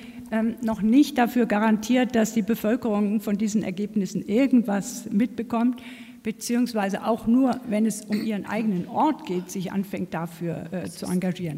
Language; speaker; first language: German; native; German